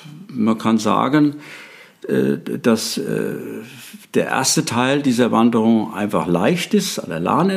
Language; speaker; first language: German; native; German